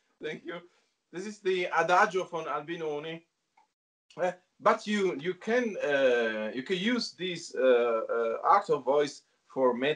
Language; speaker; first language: English; non-native, learner; Italian